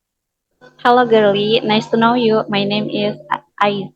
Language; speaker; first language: English; non-native, learner; Indonesian